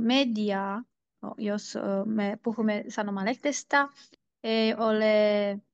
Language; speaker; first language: Finnish; non-native, learner; Turkish